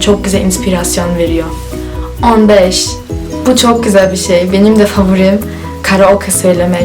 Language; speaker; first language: Turkish; early bilingual, heritage; Turkish